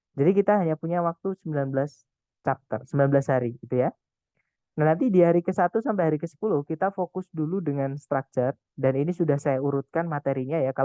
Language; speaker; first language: Indonesian; non-native, local second language; Javanese